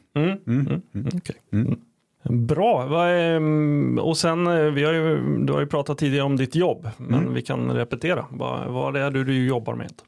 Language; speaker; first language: Swedish; native; Swedish